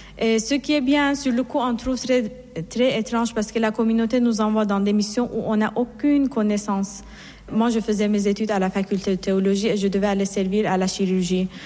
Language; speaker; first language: French; non-native, fluent; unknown